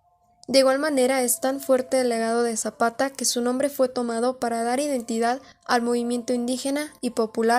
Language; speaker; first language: Spanish; native; Spanish